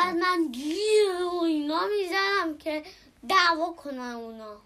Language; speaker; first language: Persian; early bilingual, heritage; Persian